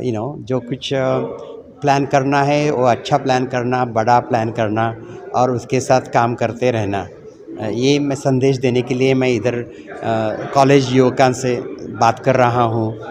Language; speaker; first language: Hindi; non-native, local second language; Marathi